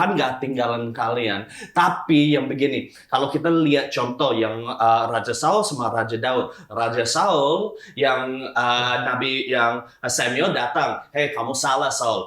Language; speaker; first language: Indonesian; non-native, fluent; English